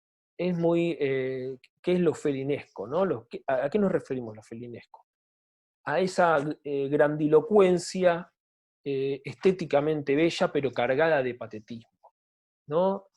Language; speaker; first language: Spanish; native; Spanish